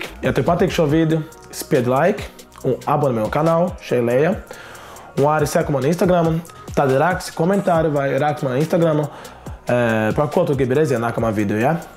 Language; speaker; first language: Latvian; non-native, learner; Portuguese